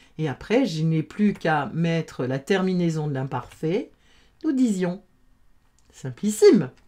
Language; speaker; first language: French; native; French